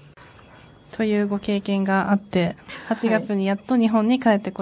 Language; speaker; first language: Japanese; native; Japanese